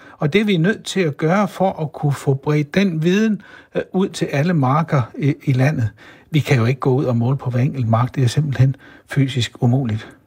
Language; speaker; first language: Danish; native; Danish